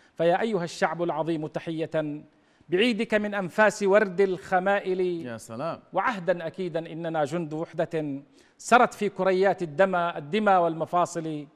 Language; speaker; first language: Arabic; native; Arabic